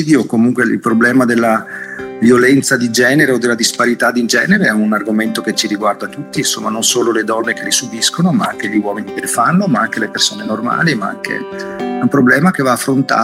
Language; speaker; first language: Italian; native; Italian